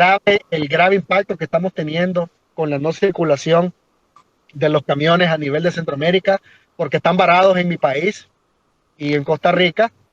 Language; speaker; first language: Spanish; native; Spanish